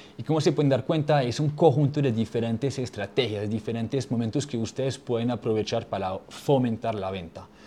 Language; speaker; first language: Spanish; non-native, fluent; French